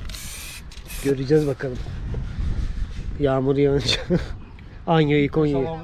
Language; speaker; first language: Turkish; native; Turkish